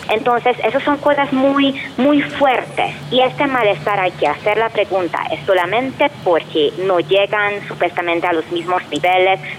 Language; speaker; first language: Spanish; non-native, fluent; Hungarian